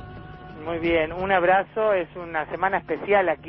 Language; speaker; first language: Spanish; native; Spanish